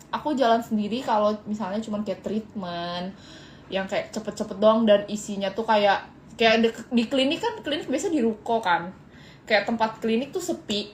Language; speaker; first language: Indonesian; native; Indonesian